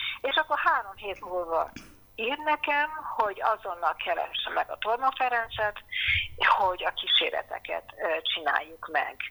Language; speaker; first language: Hungarian; early bilingual, heritage; Hungarian